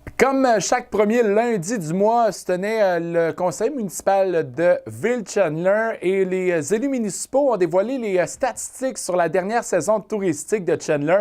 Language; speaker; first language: French; native; French